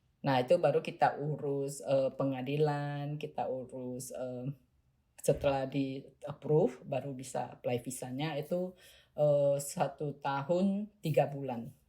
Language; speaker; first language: Indonesian; non-native, local second language; Chinese